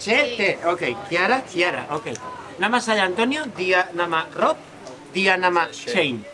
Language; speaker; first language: Indonesian; non-native, learner; Spanish